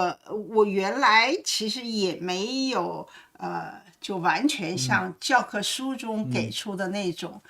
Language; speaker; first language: Chinese; native; Chinese